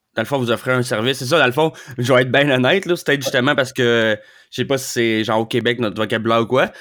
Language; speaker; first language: French; native; French